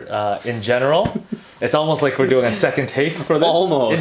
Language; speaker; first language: English; native; English